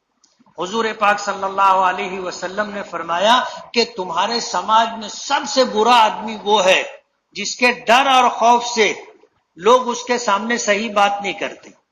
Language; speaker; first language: Urdu; native; Urdu